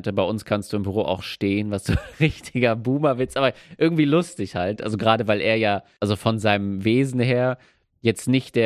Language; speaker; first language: German; native; German